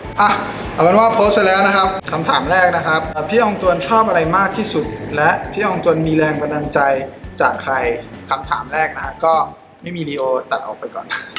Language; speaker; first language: Thai; early bilingual, other home language; French